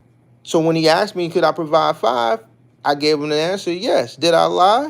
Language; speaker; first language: English; native; English